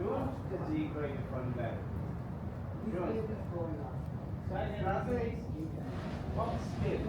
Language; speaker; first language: German; non-native, learner; Sinhala